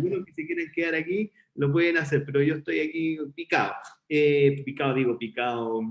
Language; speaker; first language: Spanish; native; Spanish